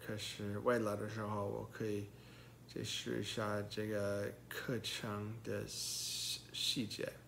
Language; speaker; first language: Chinese; non-native, learner; English